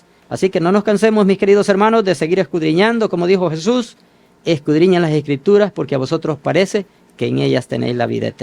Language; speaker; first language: Spanish; native; Spanish